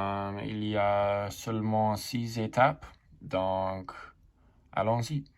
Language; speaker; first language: French; non-native, learner; English